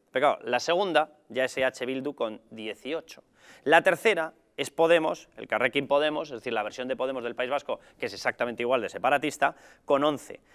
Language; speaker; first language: Spanish; native; Spanish